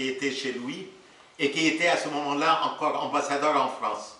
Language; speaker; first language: French; non-native, local second language; Arabic